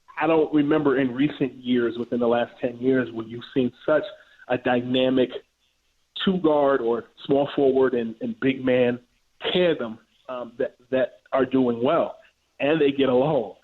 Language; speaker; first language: English; native; English